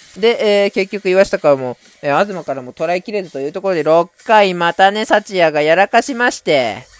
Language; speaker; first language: Japanese; native; Japanese